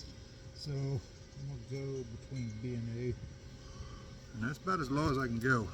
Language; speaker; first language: English; native; English